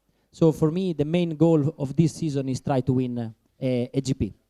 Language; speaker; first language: English; non-native, learner; Italian